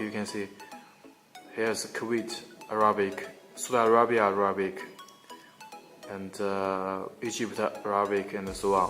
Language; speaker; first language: English; non-native, learner; Chinese